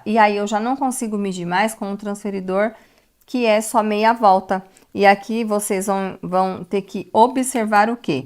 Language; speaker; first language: Portuguese; native; Portuguese